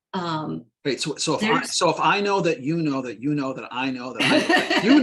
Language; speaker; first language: English; native; English